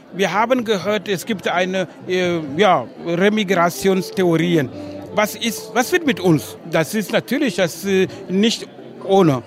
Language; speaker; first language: German; non-native, fluent; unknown